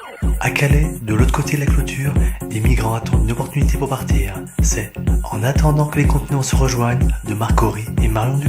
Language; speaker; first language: French; native; French